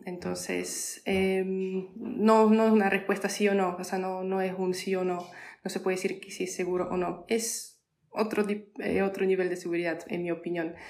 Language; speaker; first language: Spanish; non-native, fluent; Polish